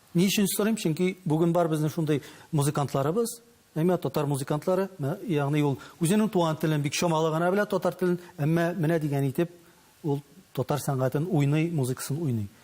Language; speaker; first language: Tatar; native; Tatar